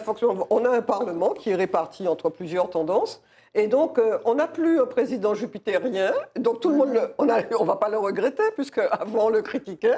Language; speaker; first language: French; native; French